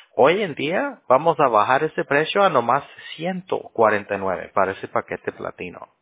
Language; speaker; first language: Spanish; early bilingual, heritage; Spanish